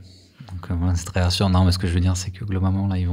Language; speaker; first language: French; native; French